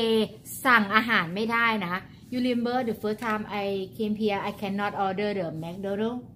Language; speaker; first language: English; non-native, learner; Thai